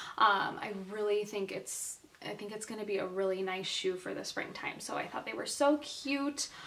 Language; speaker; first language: English; native; English